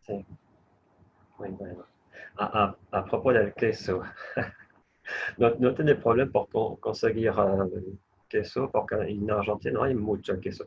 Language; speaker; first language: Spanish; non-native, learner; French